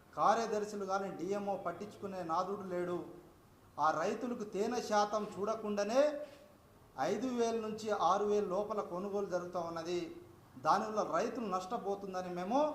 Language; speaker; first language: Telugu; non-native, local second language; Lambadi